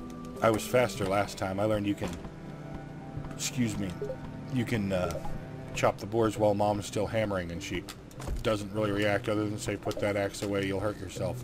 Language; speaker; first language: English; native; English